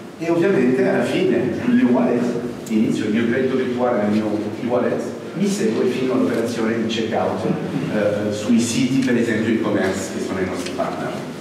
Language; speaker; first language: Italian; non-native, fluent; French